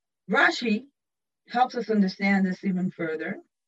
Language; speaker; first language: English; non-native, fluent; Hebrew